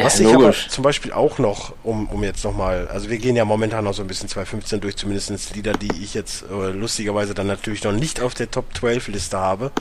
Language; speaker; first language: German; native; German